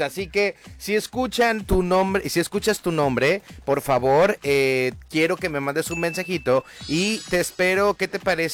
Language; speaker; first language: Spanish; native; Spanish